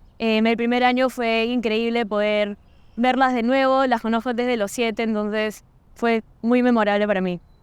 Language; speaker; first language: Spanish; non-native, fluent; Portuguese